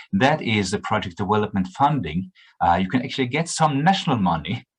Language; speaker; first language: English; non-native, fluent; Norwegian